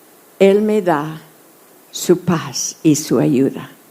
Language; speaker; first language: Spanish; non-native, fluent; English